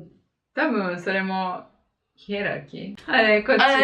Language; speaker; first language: Japanese; non-native, fluent; Italian